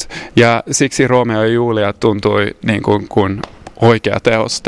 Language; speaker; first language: Finnish; non-native, local second language; Swedish